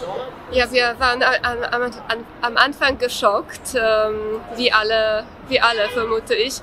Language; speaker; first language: German; non-native, fluent; Polish